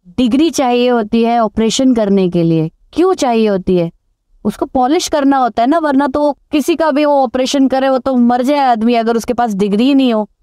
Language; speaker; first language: Hindi; native; Hindi